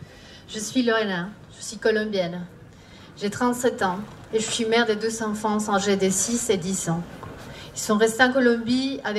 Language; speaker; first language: French; non-native, learner; Spanish